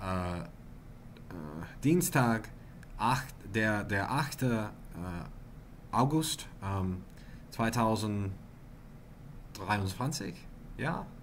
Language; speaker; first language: German; non-native, learner; English